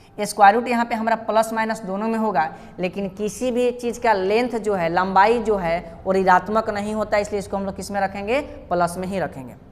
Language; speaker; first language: Hindi; native; Hindi